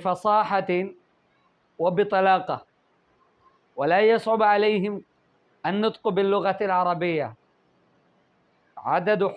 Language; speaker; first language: Arabic; non-native, fluent; Urdu